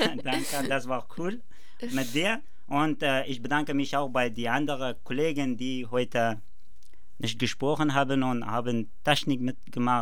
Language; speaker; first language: German; non-native, learner; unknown